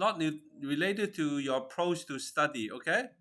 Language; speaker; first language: English; non-native, fluent; Chinese